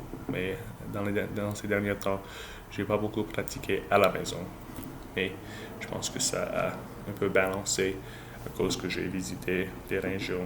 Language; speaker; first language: French; non-native, learner; English